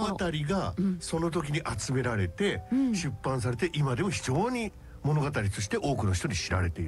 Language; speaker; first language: Japanese; native; Japanese